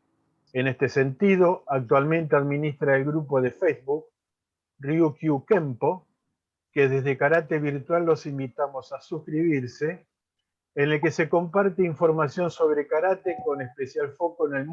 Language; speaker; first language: Spanish; native; Spanish